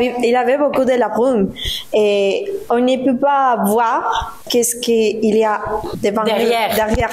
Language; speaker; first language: French; non-native, learner; Spanish